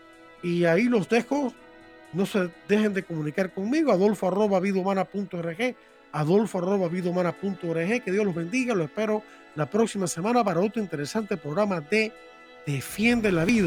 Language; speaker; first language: Spanish; native; Spanish